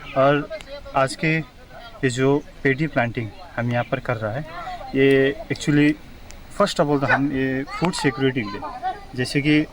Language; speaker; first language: Hindi; non-native, local second language; Nepali